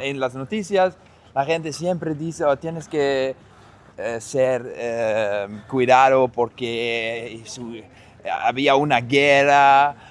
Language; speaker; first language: Spanish; non-native, learner; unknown